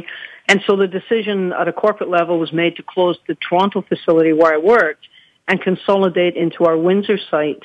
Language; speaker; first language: English; native; English